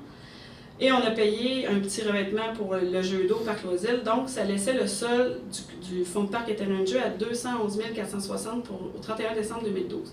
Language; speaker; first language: French; native; French